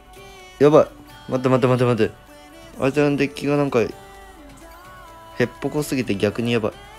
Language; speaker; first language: Japanese; native; Japanese